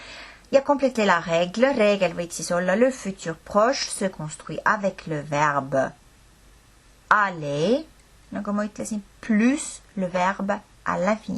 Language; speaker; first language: French; non-native, fluent; Estonian